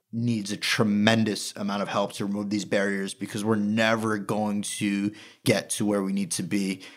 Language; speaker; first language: English; native; English